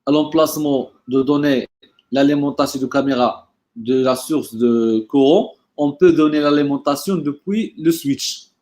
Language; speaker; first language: French; non-native, local second language; Arabic